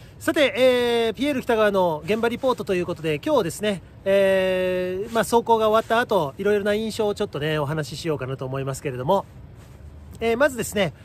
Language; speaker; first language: Japanese; native; Japanese